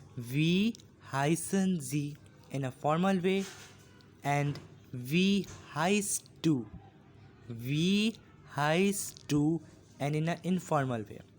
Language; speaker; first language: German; non-native, learner; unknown